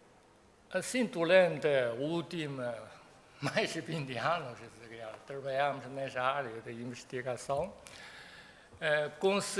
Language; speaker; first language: Portuguese; non-native, fluent; Chinese